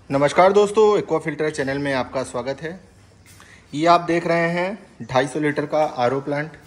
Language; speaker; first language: Hindi; native; Hindi